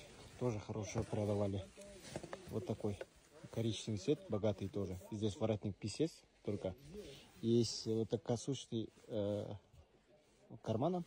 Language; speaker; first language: Russian; non-native, local second language; Kyrgyz